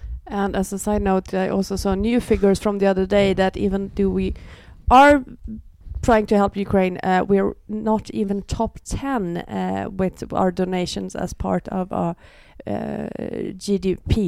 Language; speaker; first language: English; non-native, fluent; Swedish